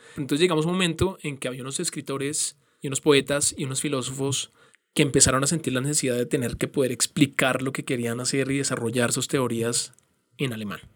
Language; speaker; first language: Spanish; native; Spanish